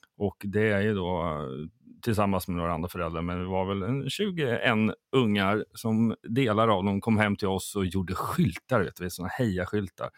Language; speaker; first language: Swedish; native; Swedish